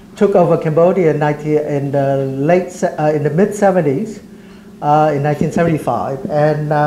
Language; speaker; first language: English; early bilingual, other home language; Vietnamese